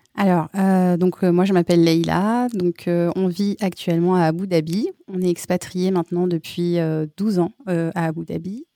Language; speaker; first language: French; native; French